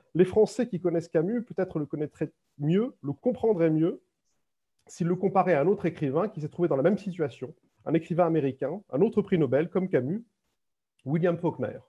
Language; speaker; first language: French; native; French